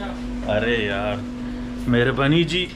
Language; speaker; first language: Hindi; non-native, learner; Pashto